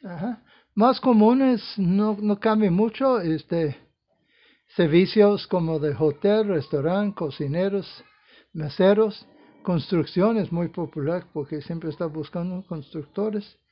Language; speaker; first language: Spanish; non-native, fluent; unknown